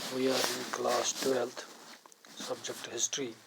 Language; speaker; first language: English; non-native, local second language; Urdu